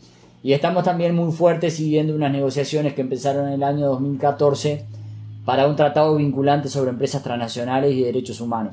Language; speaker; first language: Spanish; native; Spanish